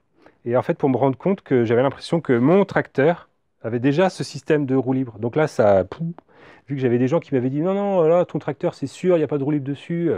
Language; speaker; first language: French; native; French